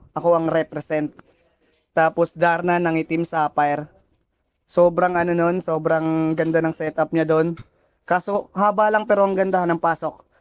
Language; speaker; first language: Filipino; non-native, local second language; Cebuano